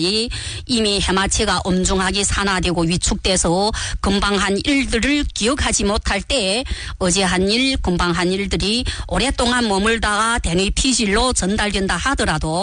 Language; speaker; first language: Korean; native; Korean